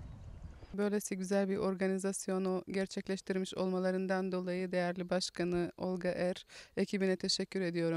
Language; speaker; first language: Turkish; native; Turkish